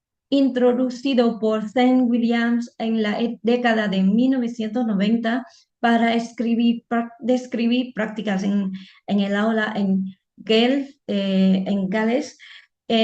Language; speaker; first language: Spanish; non-native, fluent; Vietnamese